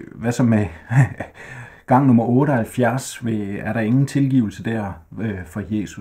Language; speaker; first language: Danish; native; Danish